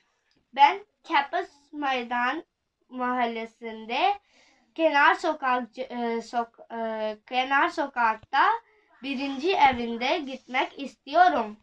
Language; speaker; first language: Turkish; non-native, learner; Urdu